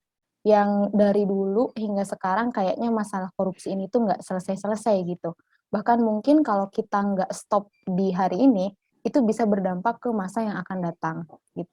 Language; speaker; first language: Indonesian; native; Indonesian